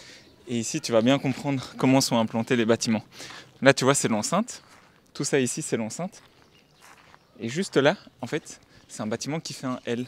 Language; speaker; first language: French; native; French